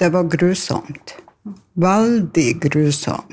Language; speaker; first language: Norwegian; native; Norwegian